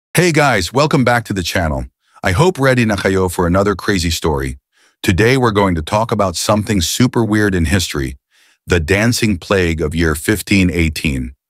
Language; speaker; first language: English; non-native, local second language; Filipino